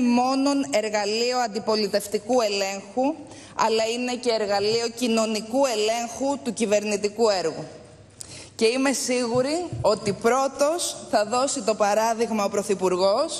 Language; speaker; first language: Greek; native; Greek